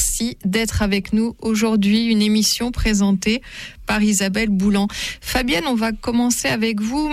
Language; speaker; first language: French; native; French